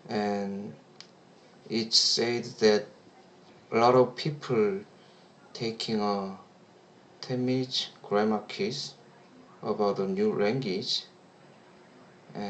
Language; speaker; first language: English; non-native, learner; Korean